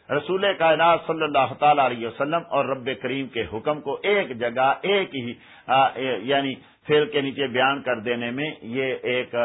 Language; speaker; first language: Urdu; native; Urdu